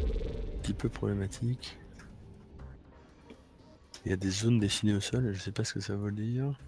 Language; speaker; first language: French; native; French